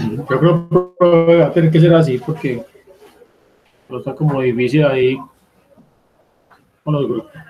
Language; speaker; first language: Spanish; native; Spanish